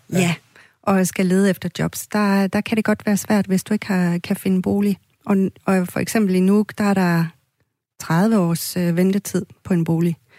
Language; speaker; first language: Danish; native; Danish